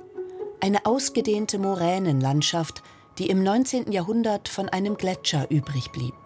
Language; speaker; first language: German; native; German